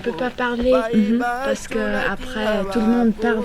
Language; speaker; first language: French; non-native, learner; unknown